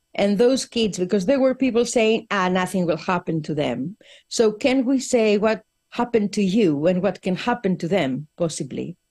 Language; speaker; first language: English; non-native, fluent; Greek